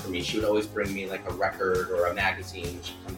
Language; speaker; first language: English; native; English